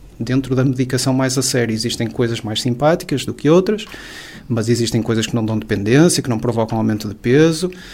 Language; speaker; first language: Portuguese; native; Portuguese